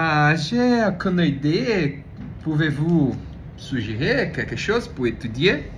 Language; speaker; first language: French; non-native, learner; Portuguese